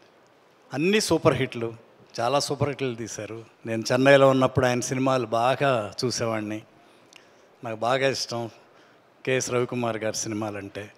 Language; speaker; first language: Telugu; non-native, learner; Tamil